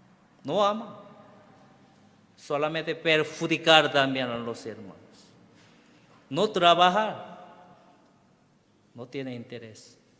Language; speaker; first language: Spanish; non-native, learner; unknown